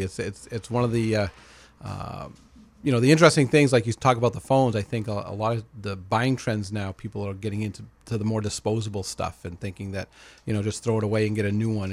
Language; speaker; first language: English; native; English